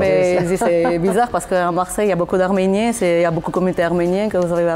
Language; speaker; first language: French; non-native, fluent; Armenian